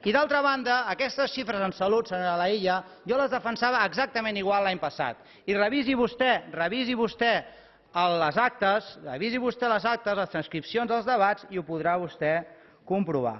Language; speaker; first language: Catalan; native; Catalan